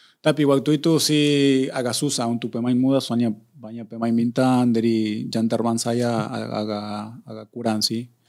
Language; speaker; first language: Indonesian; non-native, fluent; Spanish